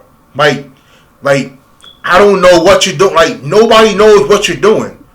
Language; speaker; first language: English; native; English